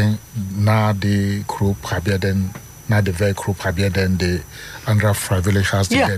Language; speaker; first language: Dutch; non-native, learner; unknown